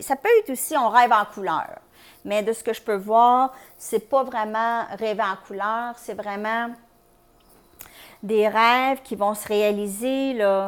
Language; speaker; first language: French; native; French